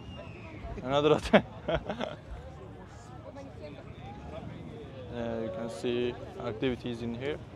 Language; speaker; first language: English; non-native, fluent; Turkish